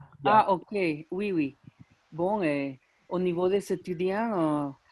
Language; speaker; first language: French; non-native, fluent; Spanish